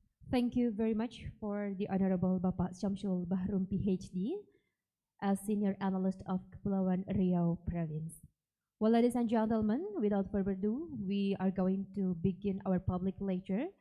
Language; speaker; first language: English; non-native, fluent; Indonesian